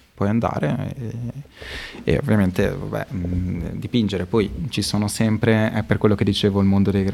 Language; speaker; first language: Italian; native; Italian